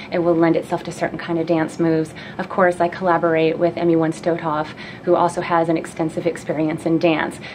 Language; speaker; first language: English; native; English